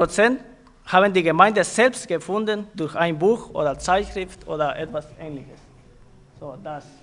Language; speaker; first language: German; non-native, fluent; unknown